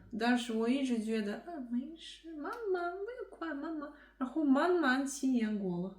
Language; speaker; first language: Chinese; non-native, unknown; Russian